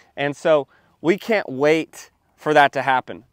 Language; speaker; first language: English; native; English